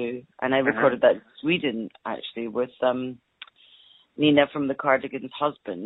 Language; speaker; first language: English; native; English